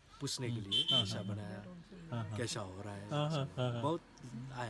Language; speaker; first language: Hindi; non-native, local second language; Nepali